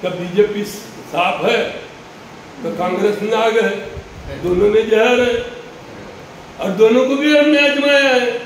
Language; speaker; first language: Hindi; non-native, local second language; Marathi